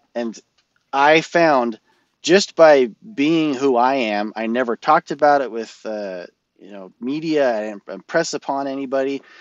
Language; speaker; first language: English; native; English